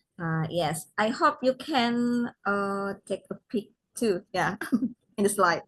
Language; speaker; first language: English; non-native, learner; Indonesian